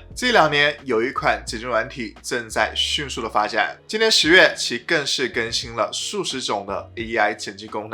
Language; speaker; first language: Chinese; native; Chinese